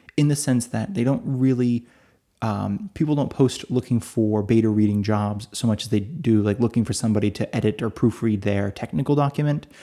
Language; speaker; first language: English; native; English